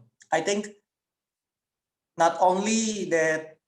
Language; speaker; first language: English; non-native, fluent; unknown